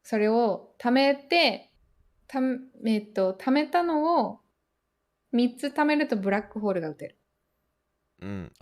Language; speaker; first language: Japanese; native; Japanese